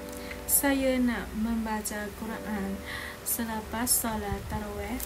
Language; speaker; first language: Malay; non-native, learner; Thai